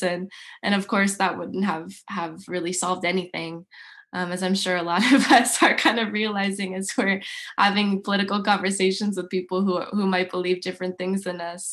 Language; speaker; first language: English; native; English